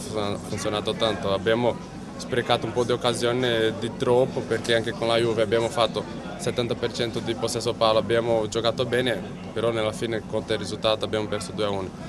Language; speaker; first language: Italian; non-native, fluent; Portuguese